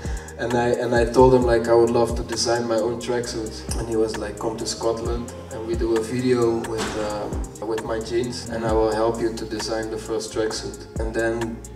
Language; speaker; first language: English; non-native, fluent; Dutch